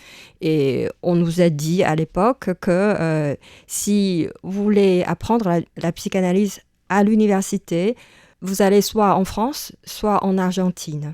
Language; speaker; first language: French; non-native, fluent; Chinese